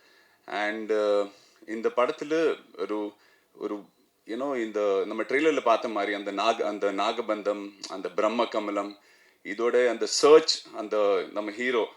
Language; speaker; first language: Tamil; non-native, fluent; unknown